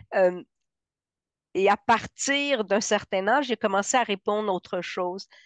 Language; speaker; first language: French; early bilingual, other home language; Spanish